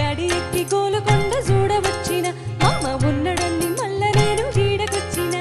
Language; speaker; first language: Telugu; native; Telugu